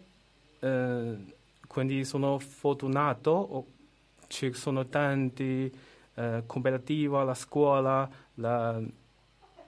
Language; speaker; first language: Italian; non-native, learner; Chinese